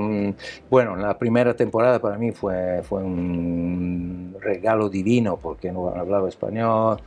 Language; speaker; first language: Spanish; non-native, learner; Italian